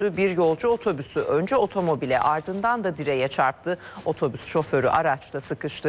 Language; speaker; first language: Turkish; native; Turkish